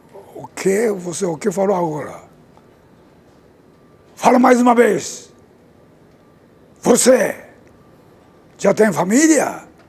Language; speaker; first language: Portuguese; non-native, learner; Japanese